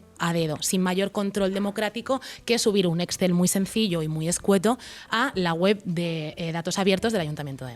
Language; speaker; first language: Spanish; native; Spanish